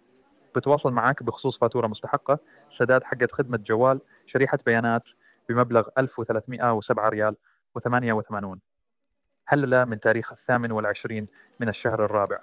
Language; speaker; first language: Arabic; native; Arabic